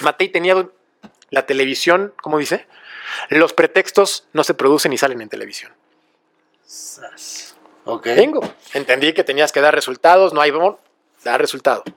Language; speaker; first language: Spanish; native; Spanish